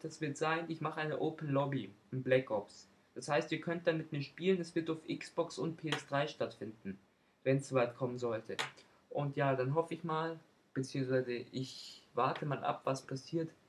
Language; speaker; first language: German; native; German